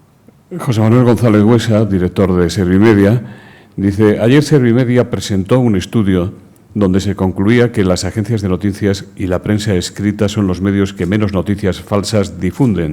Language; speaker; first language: Spanish; native; Spanish